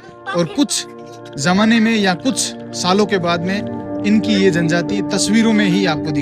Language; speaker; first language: Hindi; native; Hindi